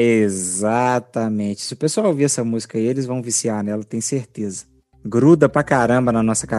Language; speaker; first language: Portuguese; native; Portuguese